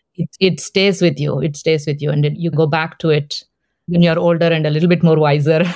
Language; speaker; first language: English; non-native, local second language; Telugu